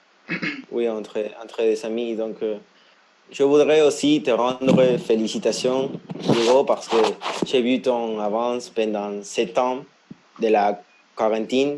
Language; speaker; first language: French; non-native, fluent; Spanish